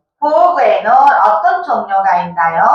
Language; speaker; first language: Korean; non-native, fluent; Nepali